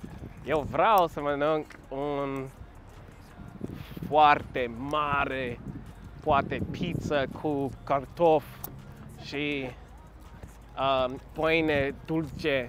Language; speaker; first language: Romanian; non-native, learner; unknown